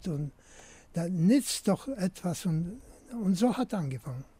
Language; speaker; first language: German; non-native, fluent; Polish